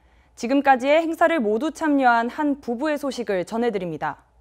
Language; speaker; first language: Korean; native; Korean